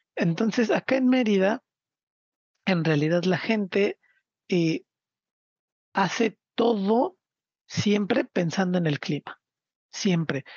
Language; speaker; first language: Spanish; native; Spanish